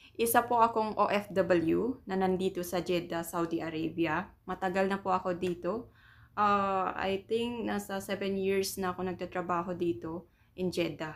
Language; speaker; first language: Filipino; non-native, local second language; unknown